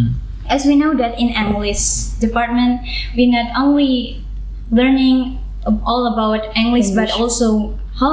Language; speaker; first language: English; non-native, learner; Indonesian